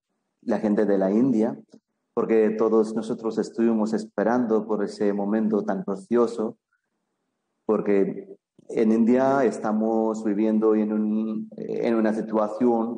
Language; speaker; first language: Spanish; non-native, fluent; Malayalam